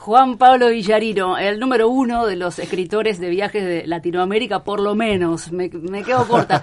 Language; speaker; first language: Spanish; native; Spanish